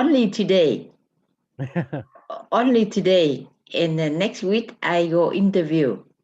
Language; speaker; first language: English; non-native, learner; Vietnamese